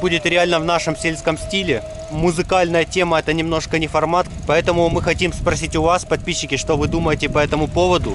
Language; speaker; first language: Russian; native; Russian